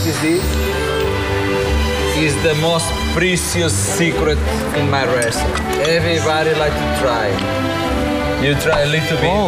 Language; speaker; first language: English; non-native, learner; Portuguese